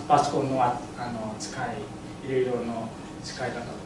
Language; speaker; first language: Japanese; non-native, learner; Vietnamese